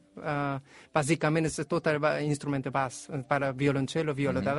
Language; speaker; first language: Catalan; non-native, learner; Korean